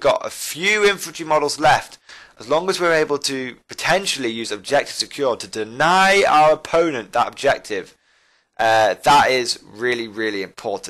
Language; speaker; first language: English; native; English